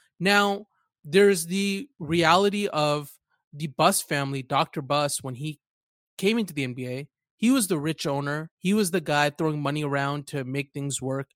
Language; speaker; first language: English; early bilingual, other home language; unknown